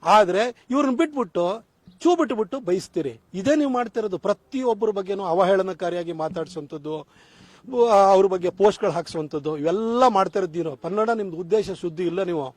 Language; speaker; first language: Kannada; native; Kannada